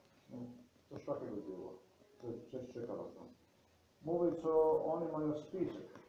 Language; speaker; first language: Polish; non-native, learner; Slovenian